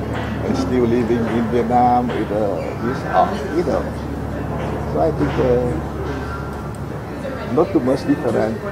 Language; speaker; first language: English; non-native, learner; Vietnamese